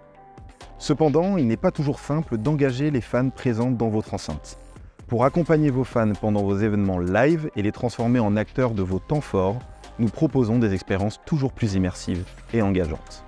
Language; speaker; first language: French; native; French